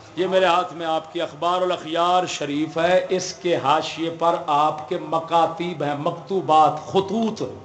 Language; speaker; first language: Urdu; non-native, local second language; Punjabi